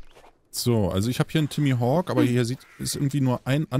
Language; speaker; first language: German; native; German